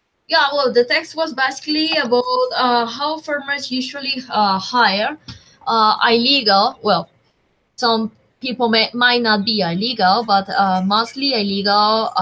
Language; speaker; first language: English; non-native, fluent; Spanish